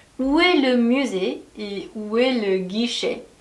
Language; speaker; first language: French; non-native, learner; Korean